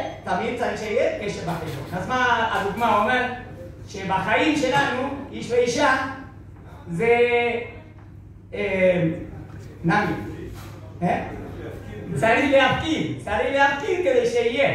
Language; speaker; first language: Hebrew; non-native, fluent; Spanish